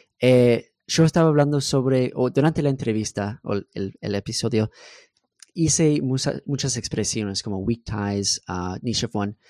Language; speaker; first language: Spanish; non-native, fluent; English